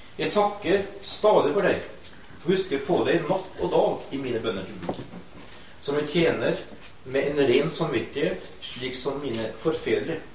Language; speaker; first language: Norwegian; native; Norwegian